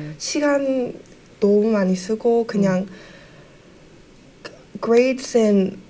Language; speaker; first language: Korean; early bilingual, heritage; Korean